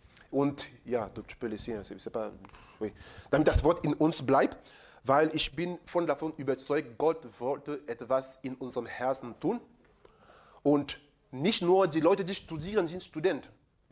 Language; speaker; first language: German; non-native, fluent; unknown